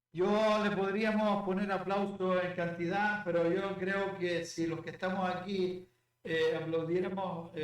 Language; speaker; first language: Spanish; native; Spanish